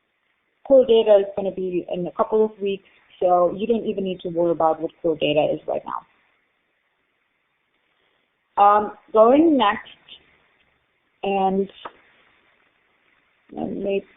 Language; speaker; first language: English; non-native, fluent; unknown